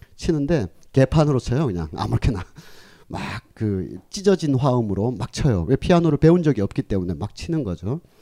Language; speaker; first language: Korean; native; Korean